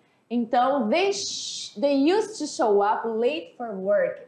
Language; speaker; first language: English; non-native, fluent; Portuguese